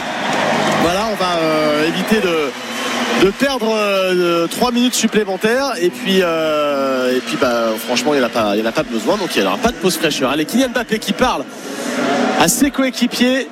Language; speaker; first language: French; native; French